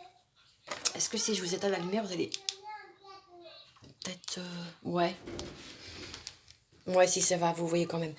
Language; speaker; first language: French; native; French